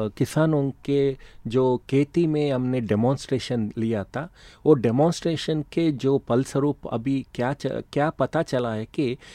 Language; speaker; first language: Hindi; non-native, local second language; Kannada